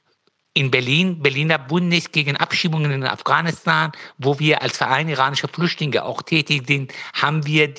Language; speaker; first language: German; non-native, fluent; Persian